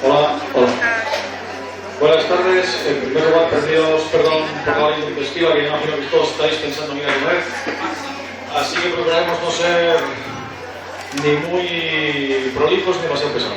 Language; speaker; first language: Spanish; native; Spanish